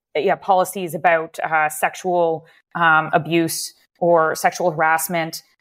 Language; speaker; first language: English; native; English